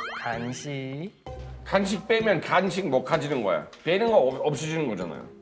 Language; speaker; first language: Korean; non-native, fluent; English